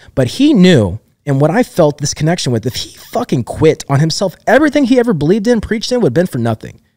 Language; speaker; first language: English; native; English